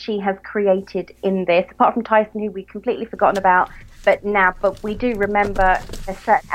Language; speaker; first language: English; native; English